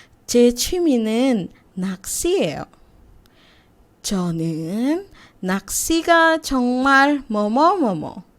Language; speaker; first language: Korean; non-native, fluent; Indonesian